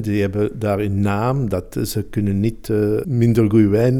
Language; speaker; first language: Dutch; non-native, local second language; Italian